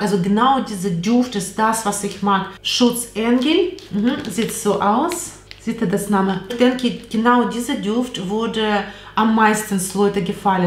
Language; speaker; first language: German; non-native, learner; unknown